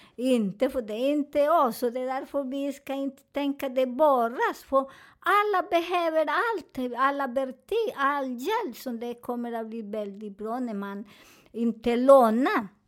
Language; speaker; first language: Swedish; non-native, learner; Spanish